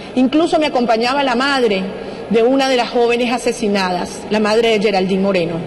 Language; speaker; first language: Spanish; native; Spanish